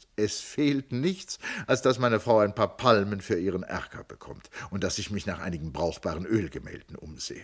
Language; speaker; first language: German; native; German